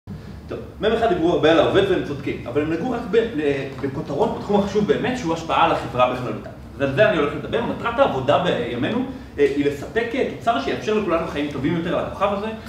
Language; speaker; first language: Hebrew; native; Hebrew